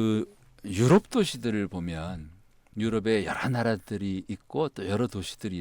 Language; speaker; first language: Korean; native; Korean